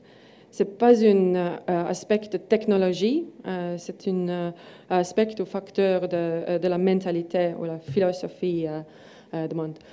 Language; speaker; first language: French; non-native, learner; Estonian